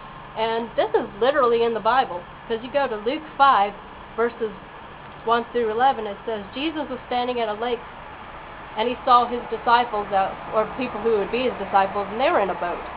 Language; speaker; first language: English; native; English